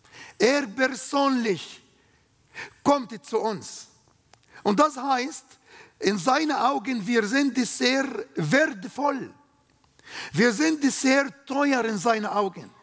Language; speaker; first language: German; non-native, learner; Arabic